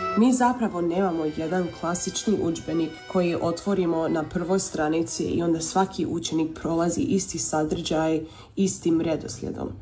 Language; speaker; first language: Croatian; early bilingual, heritage; Croatian